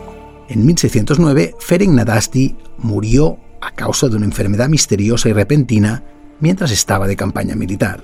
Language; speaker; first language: Spanish; native; Spanish